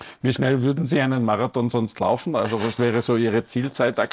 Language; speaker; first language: German; native; German